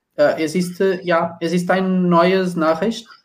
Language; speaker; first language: German; non-native, learner; Portuguese